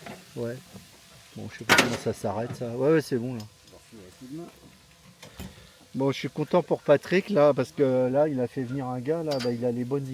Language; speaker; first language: French; native; French